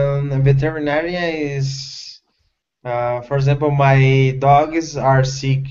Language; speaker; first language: English; non-native, learner; Spanish